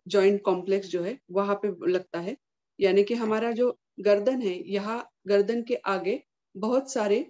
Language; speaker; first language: Hindi; non-native, local second language; Marathi